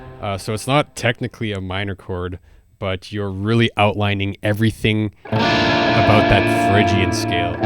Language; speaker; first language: English; native; English